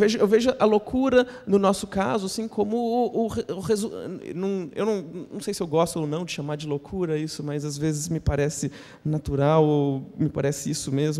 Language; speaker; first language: Portuguese; native; Portuguese